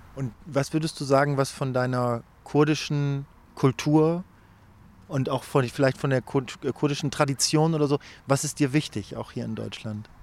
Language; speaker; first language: German; native; German